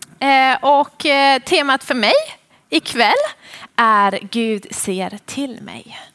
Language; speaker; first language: Swedish; non-native, fluent; Persian